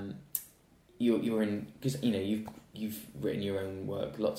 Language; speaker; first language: English; native; English